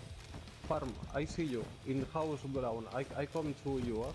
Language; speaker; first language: English; non-native, learner; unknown